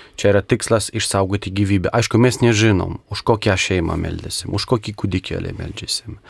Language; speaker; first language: Lithuanian; non-native, local second language; Polish